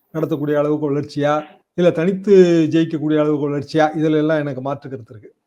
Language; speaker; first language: Tamil; native; Tamil